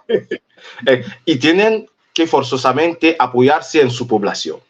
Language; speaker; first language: Spanish; non-native, fluent; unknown